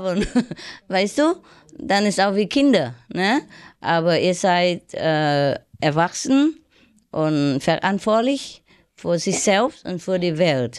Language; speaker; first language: German; non-native, learner; Vietnamese